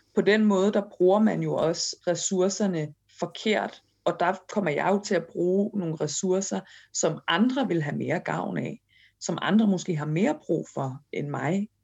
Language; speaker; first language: Danish; early bilingual, other home language; Kurdish